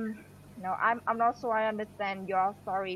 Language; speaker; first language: English; non-native, learner; Vietnamese